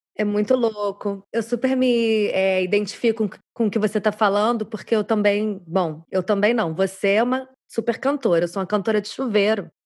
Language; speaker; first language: Portuguese; native; Portuguese